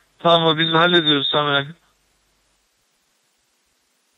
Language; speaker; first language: Turkish; native; Turkish